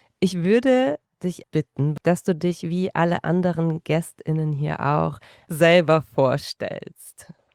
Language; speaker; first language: German; native; German